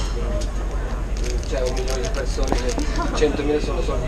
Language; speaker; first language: Italian; native; Italian